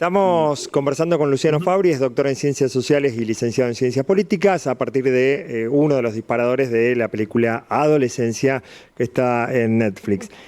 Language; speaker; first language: Spanish; native; Spanish